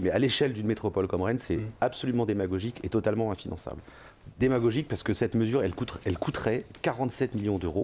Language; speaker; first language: French; native; French